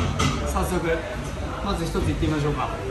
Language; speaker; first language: Japanese; native; Japanese